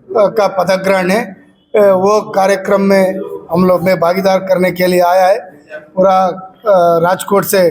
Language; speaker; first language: Hindi; non-native, local second language; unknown